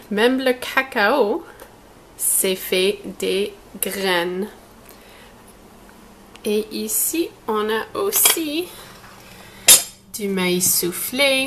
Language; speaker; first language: French; non-native, local second language; English